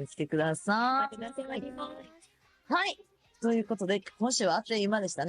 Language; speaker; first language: Japanese; native; Japanese